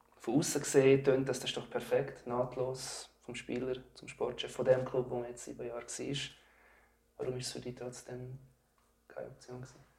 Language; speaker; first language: German; native; German